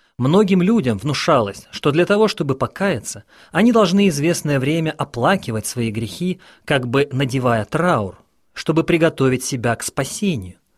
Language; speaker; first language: Russian; non-native, local second language; Ukrainian